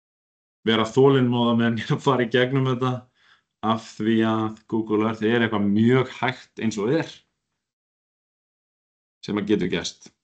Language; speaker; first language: Icelandic; native; Icelandic